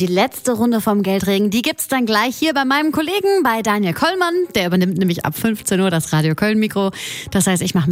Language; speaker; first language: German; native; German